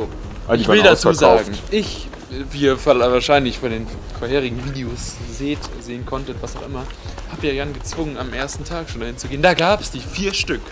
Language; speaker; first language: German; native; German